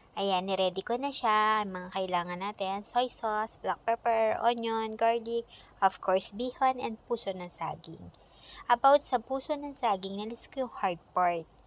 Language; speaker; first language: Filipino; native; Filipino